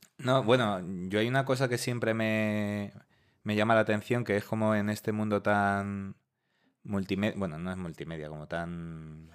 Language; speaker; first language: Spanish; native; Spanish